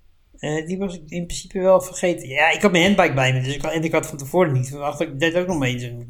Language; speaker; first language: Dutch; native; Dutch